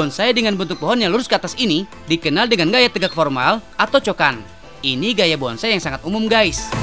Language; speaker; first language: Indonesian; native; Indonesian